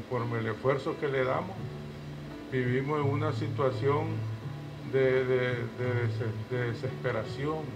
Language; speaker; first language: Spanish; native; Spanish